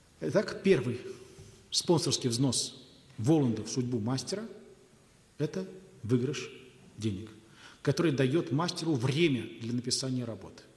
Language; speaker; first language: Russian; native; Russian